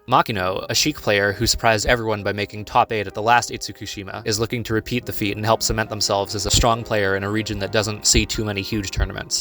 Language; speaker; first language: English; native; English